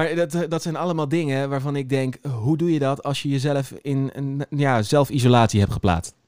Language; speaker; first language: Dutch; native; Dutch